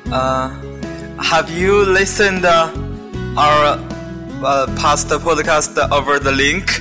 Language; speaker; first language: English; non-native, fluent; Chinese